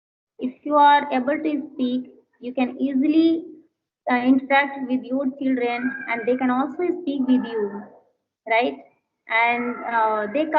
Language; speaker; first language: English; non-native, learner; Hindi